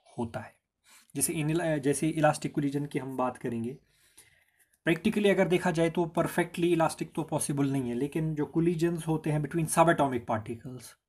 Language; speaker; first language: Hindi; non-native, local second language; Kashmiri